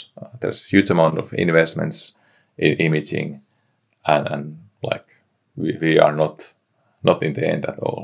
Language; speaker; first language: English; non-native, fluent; Finnish